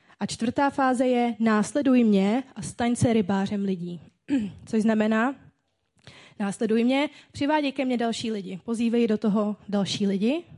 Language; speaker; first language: Czech; native; Czech